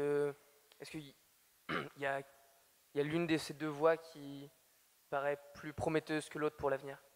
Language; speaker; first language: French; native; French